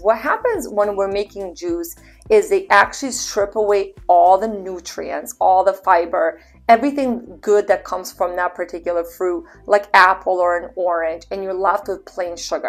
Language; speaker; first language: English; native; English